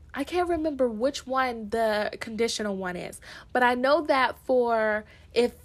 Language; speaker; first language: English; early bilingual, other home language; Haitian Creole